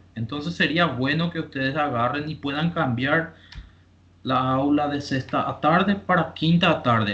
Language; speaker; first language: Spanish; native; Spanish